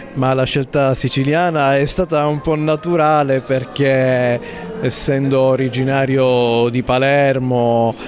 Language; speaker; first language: Italian; native; Italian